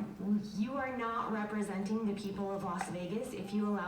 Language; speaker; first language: English; native; English